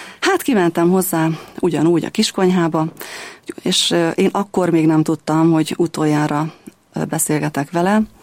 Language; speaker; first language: Hungarian; native; Hungarian